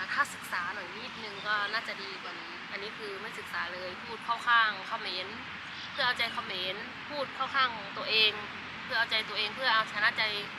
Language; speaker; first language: Thai; native; Thai